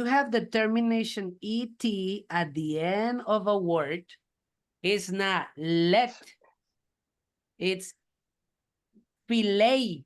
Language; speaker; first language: English; non-native, fluent; Spanish